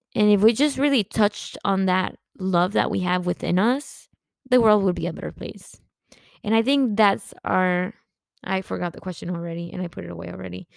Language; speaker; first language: English; early bilingual, other home language; Spanish